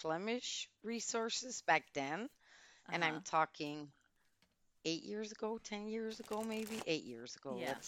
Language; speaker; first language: English; non-native, fluent; Dutch